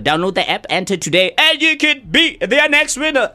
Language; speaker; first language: English; non-native, local second language; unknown